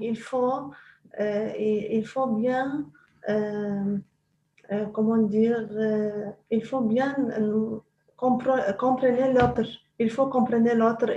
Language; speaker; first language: French; non-native, local second language; Arabic